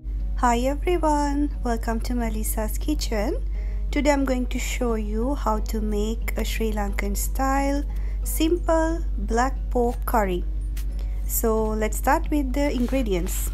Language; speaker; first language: English; non-native, local second language; Sinhala